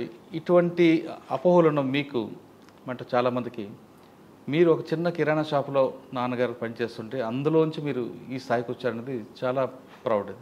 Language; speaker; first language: Telugu; native; Telugu